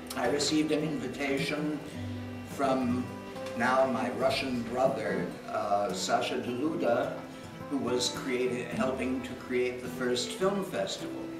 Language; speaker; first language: English; native; English